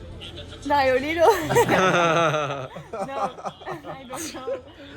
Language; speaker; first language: English; non-native, learner; French